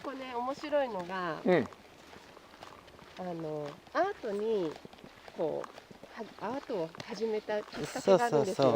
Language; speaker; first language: Japanese; native; Japanese